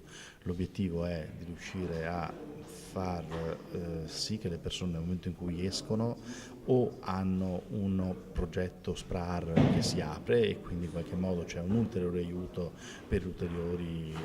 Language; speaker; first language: Italian; native; Italian